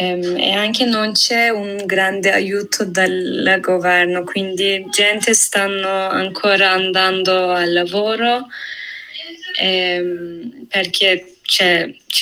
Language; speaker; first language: Italian; non-native, fluent; Turkish